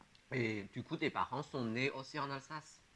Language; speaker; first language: French; non-native, fluent; Chinese